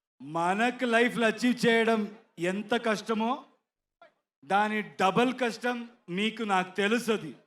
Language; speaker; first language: Telugu; non-native, learner; Kannada